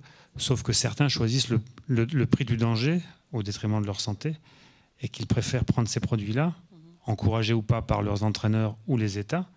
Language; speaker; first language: French; native; French